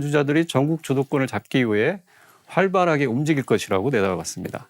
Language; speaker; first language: Korean; native; Korean